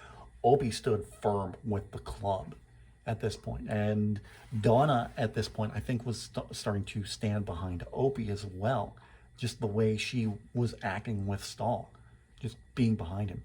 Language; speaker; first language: English; native; English